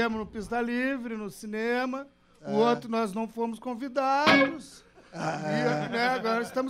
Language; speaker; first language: Portuguese; native; Portuguese